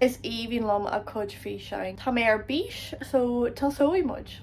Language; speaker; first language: Irish; non-native, local second language; English